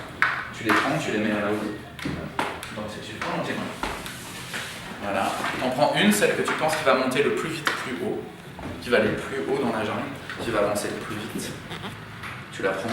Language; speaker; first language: French; native; French